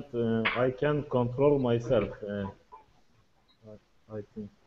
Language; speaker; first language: English; non-native, learner; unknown